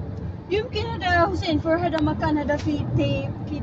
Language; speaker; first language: Arabic; non-native, learner; Filipino